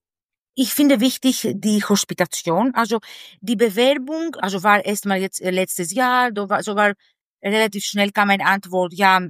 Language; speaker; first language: German; non-native, fluent; Greek